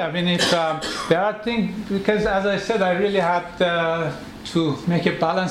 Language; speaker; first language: English; non-native, fluent; Persian